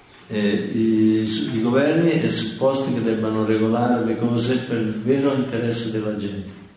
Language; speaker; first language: Italian; native; Italian